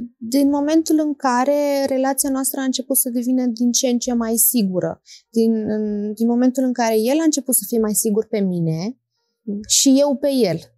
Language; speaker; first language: Romanian; early bilingual, heritage; Romanian